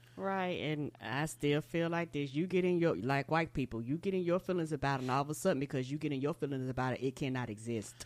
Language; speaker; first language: English; native; English